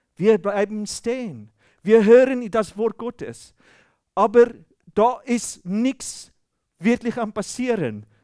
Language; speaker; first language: German; non-native, fluent; Afrikaans